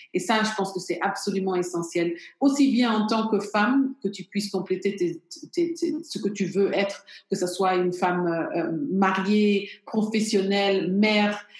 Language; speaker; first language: French; non-native, local second language; Bambara